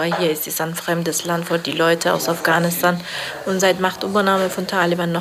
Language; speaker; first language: German; non-native, fluent; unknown